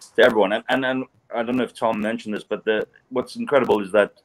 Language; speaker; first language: English; native; English